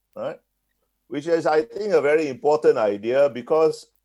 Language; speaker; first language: English; native; English